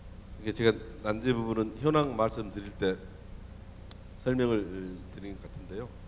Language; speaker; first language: Korean; native; Korean